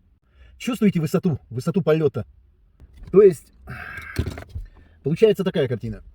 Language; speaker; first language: Russian; native; Russian